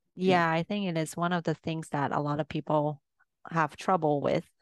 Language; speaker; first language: English; early bilingual, other home language; Cantonese